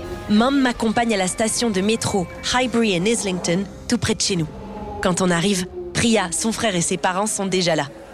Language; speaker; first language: French; native; French